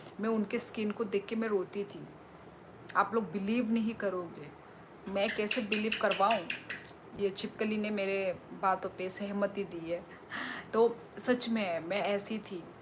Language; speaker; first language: Hindi; non-native, local second language; Kok Borok